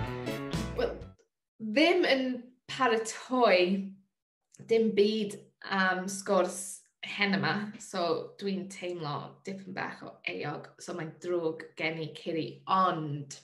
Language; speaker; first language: Welsh; non-native, learner; English